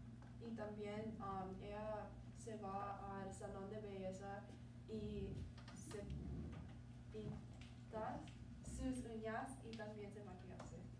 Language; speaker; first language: Spanish; non-native, learner; English